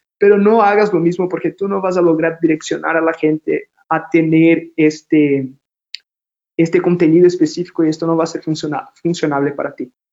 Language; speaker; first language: Spanish; non-native, fluent; Portuguese